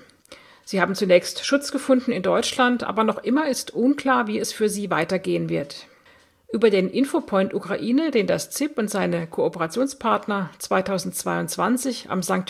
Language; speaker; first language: German; native; German